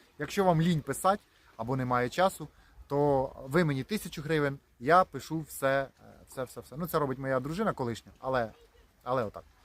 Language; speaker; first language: Ukrainian; non-native, local second language; Russian